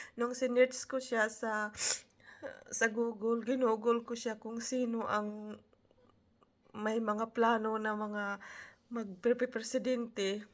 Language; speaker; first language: Filipino; non-native, local second language; Cebuano